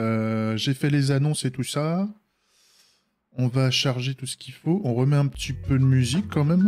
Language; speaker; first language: French; native; French